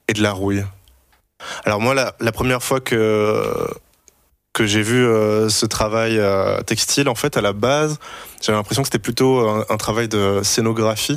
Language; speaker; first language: French; native; French